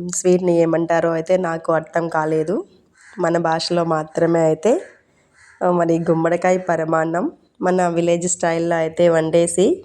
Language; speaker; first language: Telugu; non-native, local second language; Urdu